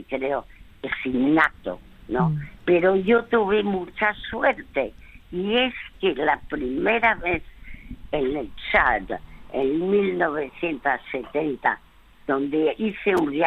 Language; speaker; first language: Spanish; early bilingual, other home language; French